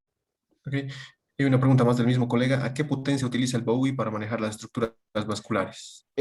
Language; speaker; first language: Spanish; native; Spanish